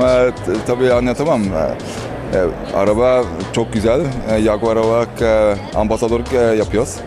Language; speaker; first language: Turkish; early bilingual, heritage; Turkish